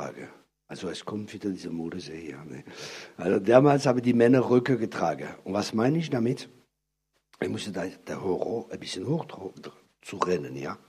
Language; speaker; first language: German; non-native, fluent; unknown